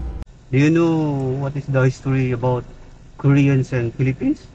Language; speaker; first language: English; non-native, local second language; Filipino